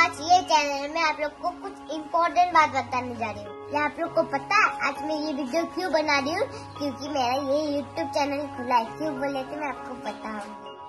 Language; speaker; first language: Hindi; non-native, local second language; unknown